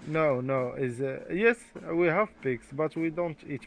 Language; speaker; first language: English; non-native, learner; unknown